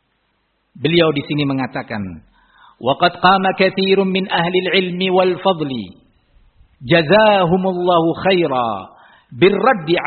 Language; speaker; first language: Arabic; non-native, fluent; Indonesian